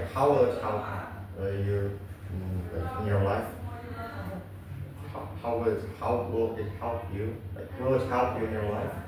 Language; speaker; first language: English; non-native, learner; Vietnamese